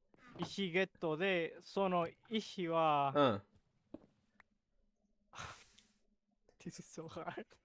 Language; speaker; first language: Japanese; non-native, learner; English